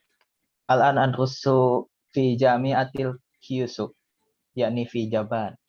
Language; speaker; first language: Arabic; non-native, learner; Indonesian